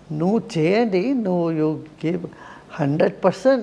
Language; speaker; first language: Telugu; non-native, local second language; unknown